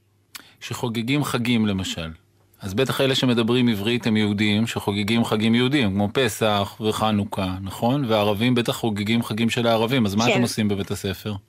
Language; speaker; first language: Hebrew; native; Hebrew